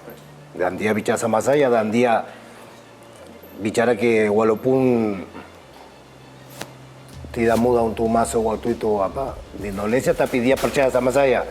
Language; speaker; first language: Indonesian; non-native, fluent; Spanish